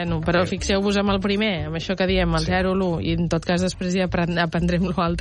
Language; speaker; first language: Catalan; native; Catalan